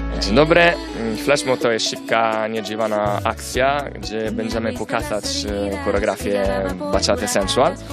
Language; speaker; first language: Polish; non-native, learner; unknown